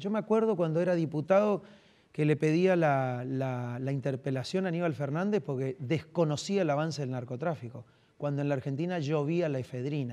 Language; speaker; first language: Spanish; native; Spanish